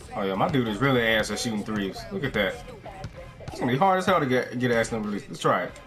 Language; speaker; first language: English; native; English